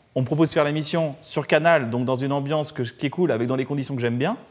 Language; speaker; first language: French; native; French